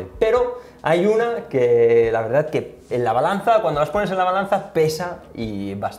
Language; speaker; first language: Spanish; native; Spanish